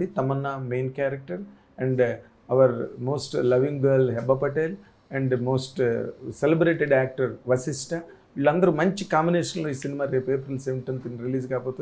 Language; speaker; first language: Telugu; native; Telugu